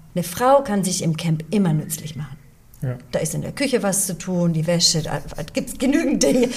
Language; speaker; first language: German; early bilingual, other home language; English